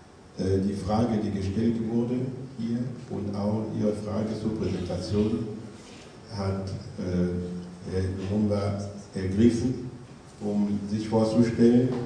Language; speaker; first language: German; non-native, fluent; French